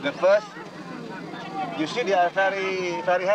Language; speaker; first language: English; non-native, learner; Indonesian